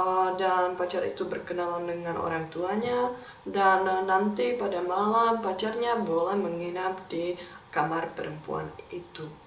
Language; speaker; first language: Indonesian; non-native, fluent; Czech